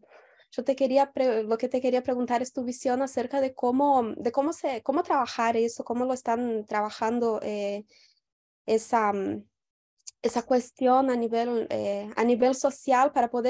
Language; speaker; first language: Spanish; non-native, fluent; Portuguese